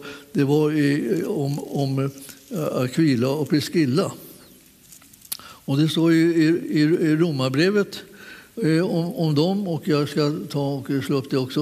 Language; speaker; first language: Swedish; native; Swedish